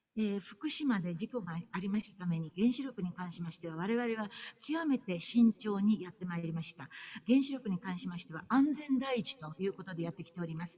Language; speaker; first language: Japanese; native; Japanese